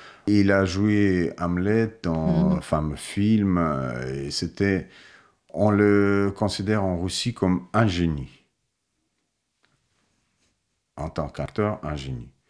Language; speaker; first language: French; non-native, fluent; Russian